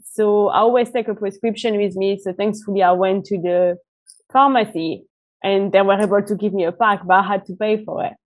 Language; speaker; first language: English; non-native, fluent; French